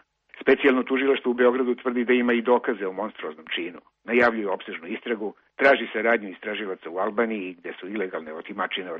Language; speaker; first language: Croatian; native; Croatian